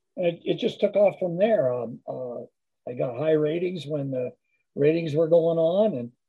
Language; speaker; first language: English; native; English